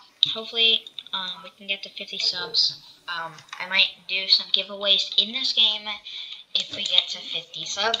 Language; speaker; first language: English; native; English